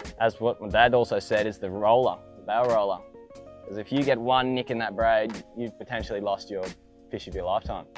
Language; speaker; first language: English; native; English